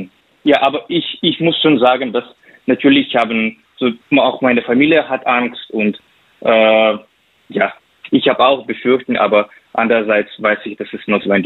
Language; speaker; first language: German; non-native, fluent; Ukrainian